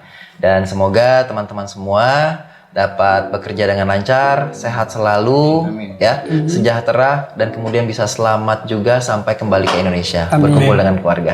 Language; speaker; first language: Indonesian; native; Indonesian